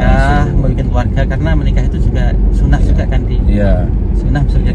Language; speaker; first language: Indonesian; native; Indonesian